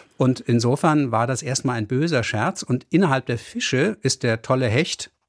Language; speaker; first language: German; native; German